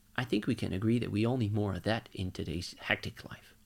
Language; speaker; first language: English; non-native, fluent; Dutch